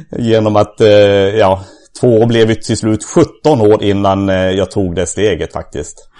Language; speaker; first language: Swedish; native; Swedish